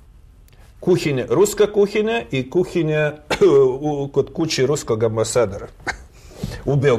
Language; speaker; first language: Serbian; non-native, learner; Russian